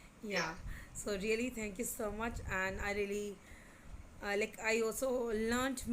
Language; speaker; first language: English; non-native, local second language; Hindi